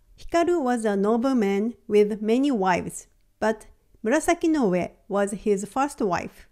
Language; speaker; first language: English; non-native, fluent; Japanese